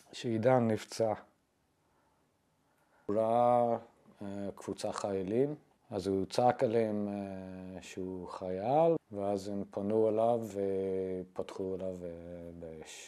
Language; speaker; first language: Hebrew; non-native, fluent; English